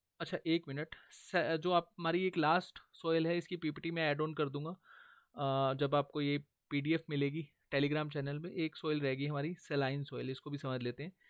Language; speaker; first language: Hindi; native; Hindi